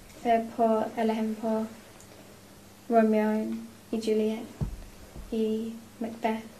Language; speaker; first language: Spanish; non-native, learner; English